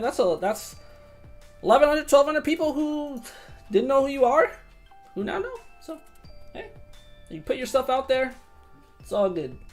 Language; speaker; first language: English; native; English